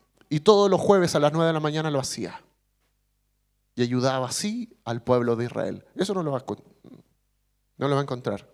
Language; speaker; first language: Spanish; native; Spanish